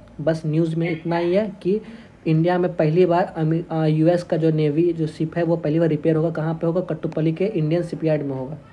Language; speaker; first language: Hindi; native; Hindi